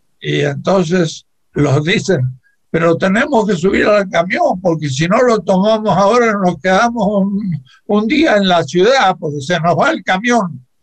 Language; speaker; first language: Spanish; native; Spanish